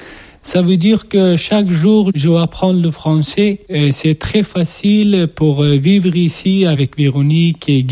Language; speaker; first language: French; non-native, learner; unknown